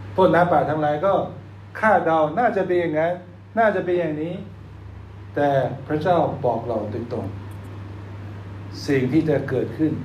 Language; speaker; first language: Thai; non-native, fluent; Chinese